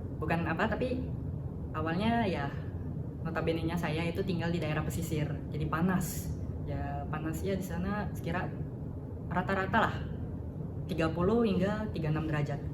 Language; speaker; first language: Indonesian; native; Indonesian